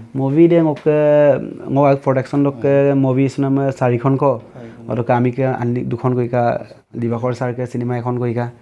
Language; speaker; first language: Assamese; non-native, local second language; Mising